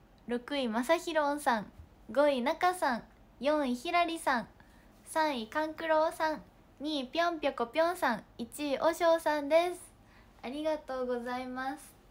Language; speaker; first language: Japanese; native; Japanese